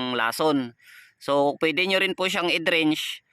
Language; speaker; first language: Filipino; non-native, local second language; Kinaray-a